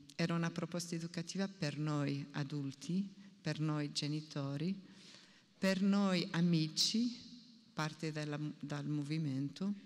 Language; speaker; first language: Italian; non-native, fluent; Portuguese